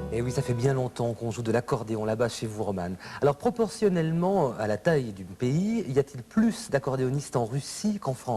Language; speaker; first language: French; native; French